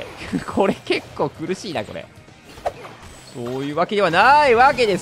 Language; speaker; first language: Japanese; native; Japanese